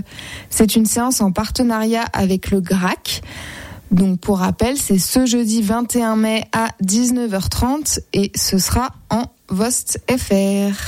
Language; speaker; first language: French; native; French